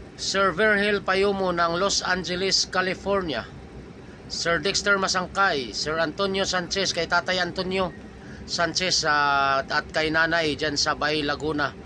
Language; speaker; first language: Filipino; non-native, local second language; Waray